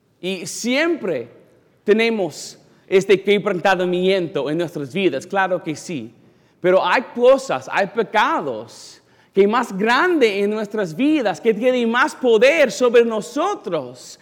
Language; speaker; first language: Spanish; non-native, learner; English